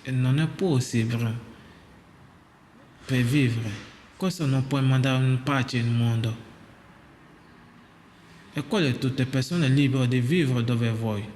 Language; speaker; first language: Italian; non-native, learner; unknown